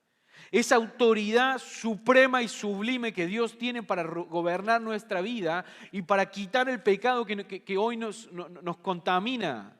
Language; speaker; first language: Spanish; native; Spanish